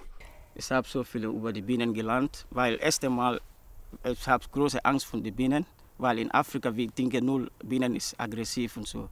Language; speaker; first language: German; non-native, learner; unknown